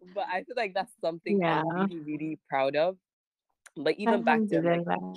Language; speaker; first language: English; non-native, local second language; Hausa